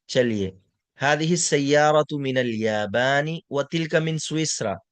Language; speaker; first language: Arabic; non-native, fluent; Urdu